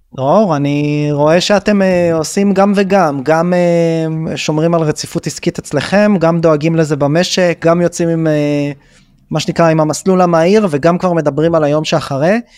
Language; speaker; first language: Hebrew; native; Hebrew